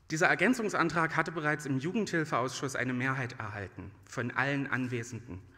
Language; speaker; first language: German; native; German